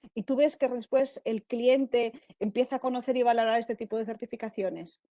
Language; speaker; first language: Spanish; native; Spanish